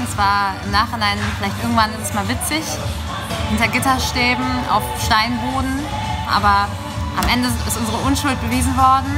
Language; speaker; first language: German; native; German